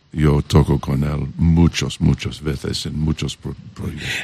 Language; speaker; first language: Spanish; non-native, learner; English